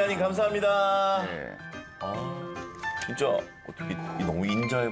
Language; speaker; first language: Korean; native; Korean